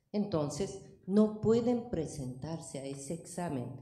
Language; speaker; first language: Spanish; non-native, fluent; Korean